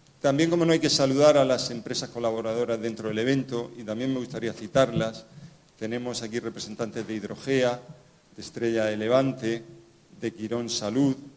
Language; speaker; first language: Spanish; native; Spanish